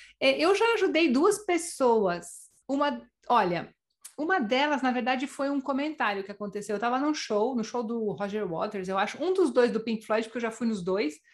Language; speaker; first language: Portuguese; native; Portuguese